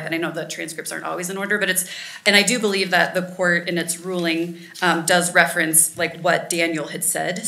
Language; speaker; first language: English; native; English